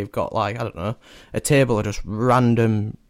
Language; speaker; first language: English; native; English